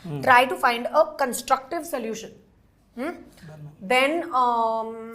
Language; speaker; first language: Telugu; non-native, local second language; Hindi